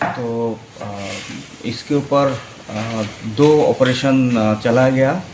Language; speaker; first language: Hindi; non-native, local second language; Assamese